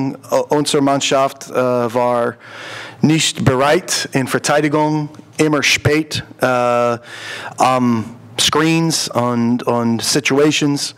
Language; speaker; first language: German; non-native, learner; English